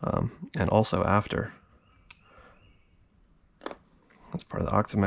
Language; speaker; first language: English; native; English